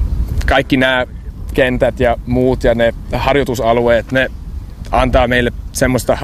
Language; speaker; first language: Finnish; early bilingual, heritage; English